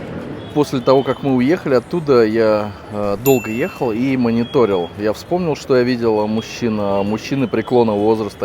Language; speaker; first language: Russian; native; Russian